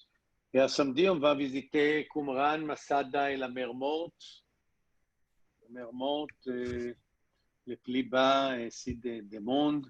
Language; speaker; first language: French; non-native, learner; Hebrew